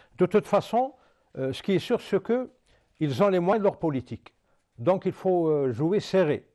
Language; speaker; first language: French; non-native, local second language; Arabic